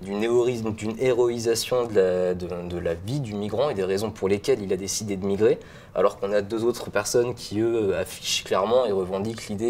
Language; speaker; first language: French; native; French